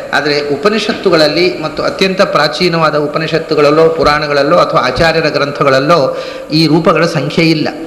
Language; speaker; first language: Kannada; non-native, local second language; Tulu